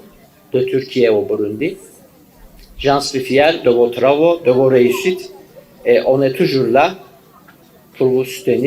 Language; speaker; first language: French; non-native, fluent; Turkish